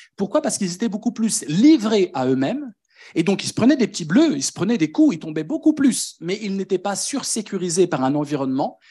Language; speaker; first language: French; native; French